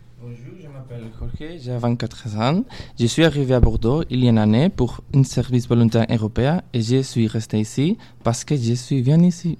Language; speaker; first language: French; non-native, fluent; Spanish